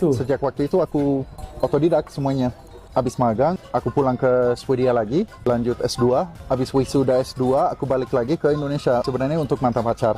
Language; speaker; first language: Indonesian; non-native, fluent; Swedish